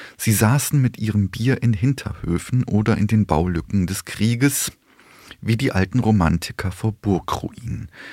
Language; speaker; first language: German; early bilingual, other home language; Polish